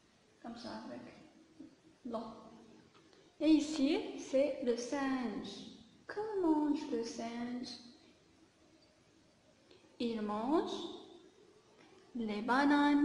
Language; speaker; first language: French; non-native, local second language; Arabic